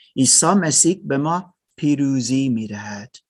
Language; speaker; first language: Persian; non-native, learner; German